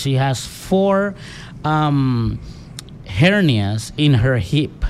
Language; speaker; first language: English; non-native, fluent; Spanish